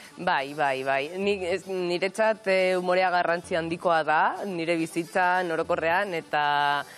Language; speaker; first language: Basque; non-native, local second language; Spanish